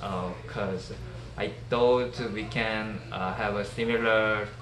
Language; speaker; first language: English; non-native, learner; Korean